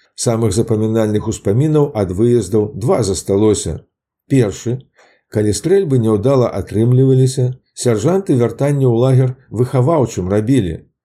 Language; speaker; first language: Belarusian; native; Belarusian